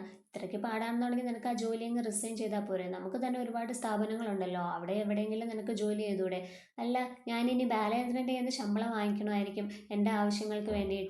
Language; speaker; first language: Malayalam; native; Malayalam